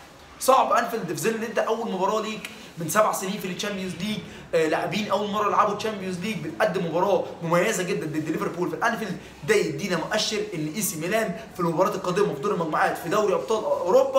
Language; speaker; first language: Arabic; native; Arabic